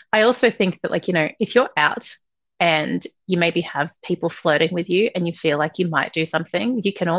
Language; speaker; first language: English; native; English